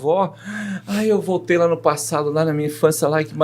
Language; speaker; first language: Portuguese; native; Portuguese